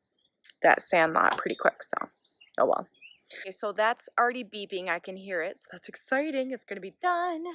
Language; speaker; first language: English; native; English